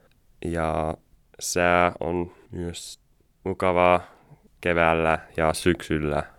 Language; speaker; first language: Finnish; non-native, learner; English